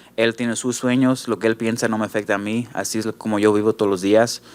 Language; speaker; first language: Spanish; early bilingual, heritage; Spanish